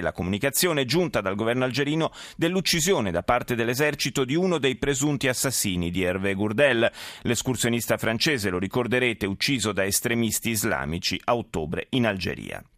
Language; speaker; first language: Italian; native; Italian